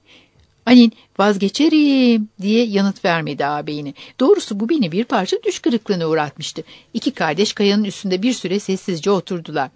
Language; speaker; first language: Turkish; native; Turkish